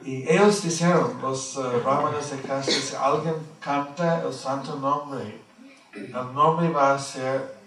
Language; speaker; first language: Spanish; non-native, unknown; English